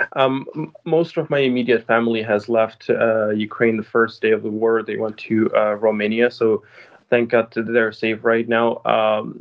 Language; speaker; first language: English; non-native, fluent; Ukrainian